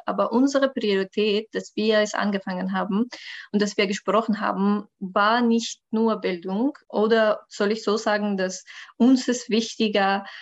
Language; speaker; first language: German; non-native, learner; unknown